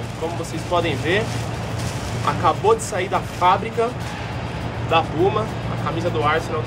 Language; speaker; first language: Portuguese; native; Portuguese